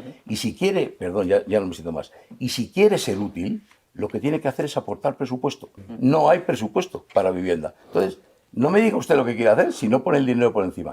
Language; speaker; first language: Spanish; native; Spanish